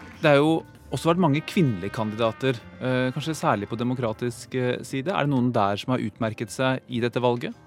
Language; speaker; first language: Norwegian; native; Norwegian